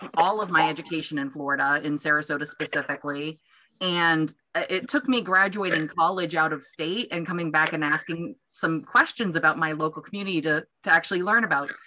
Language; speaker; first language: English; native; English